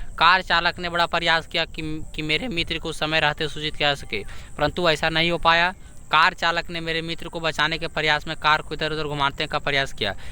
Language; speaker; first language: Hindi; native; Hindi